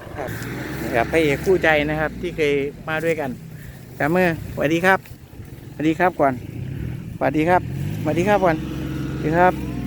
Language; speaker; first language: Thai; native; Thai